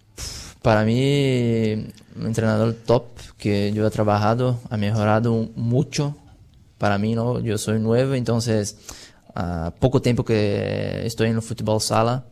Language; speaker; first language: Spanish; non-native, fluent; Portuguese